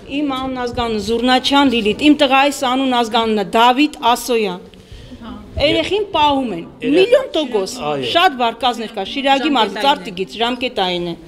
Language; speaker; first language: Armenian; native; Armenian